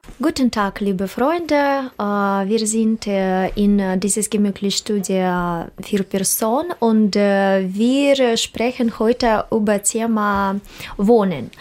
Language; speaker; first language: German; non-native, learner; Russian